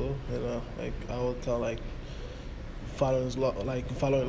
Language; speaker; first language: English; non-native, fluent; Spanish